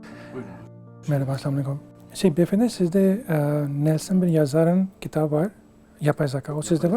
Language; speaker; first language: Turkish; non-native, fluent; Urdu